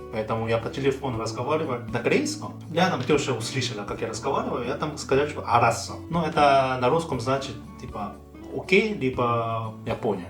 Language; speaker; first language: Russian; non-native, fluent; Korean